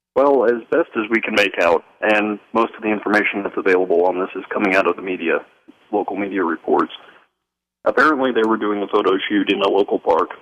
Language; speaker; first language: English; native; English